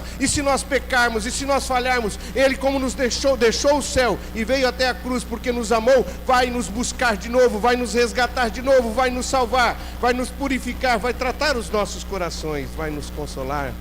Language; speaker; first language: Portuguese; native; Portuguese